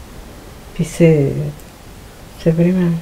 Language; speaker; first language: French; non-native, fluent; Spanish